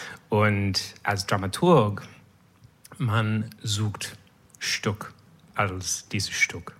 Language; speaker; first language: German; non-native, learner; English